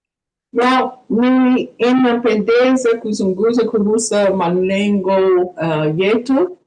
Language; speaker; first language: Swahili; non-native, learner; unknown